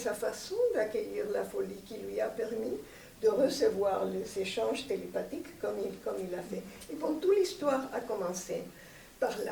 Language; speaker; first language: French; non-native, fluent; Spanish